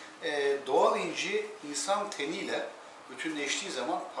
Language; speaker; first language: Turkish; native; Turkish